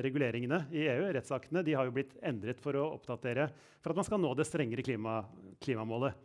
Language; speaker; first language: Norwegian; native; Norwegian